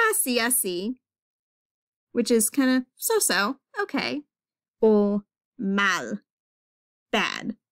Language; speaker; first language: Spanish; non-native, fluent; English